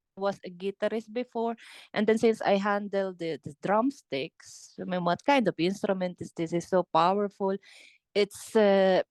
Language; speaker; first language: English; non-native, local second language; Filipino